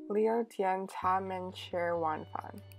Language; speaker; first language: Chinese; non-native, learner; English